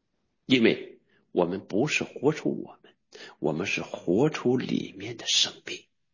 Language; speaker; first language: Chinese; native; Chinese